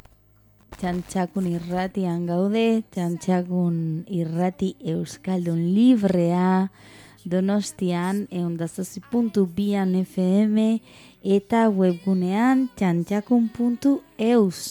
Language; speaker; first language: Basque; non-native, local second language; Spanish